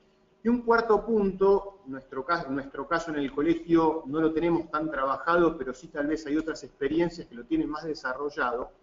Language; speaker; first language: Spanish; native; Spanish